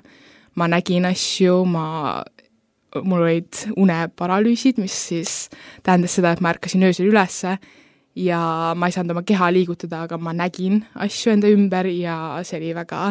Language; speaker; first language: Estonian; early bilingual, heritage; Estonian